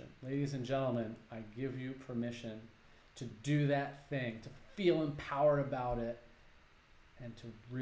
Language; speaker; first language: English; native; English